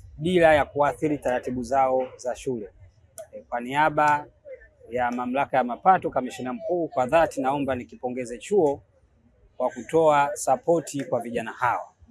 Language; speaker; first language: Swahili; native; Swahili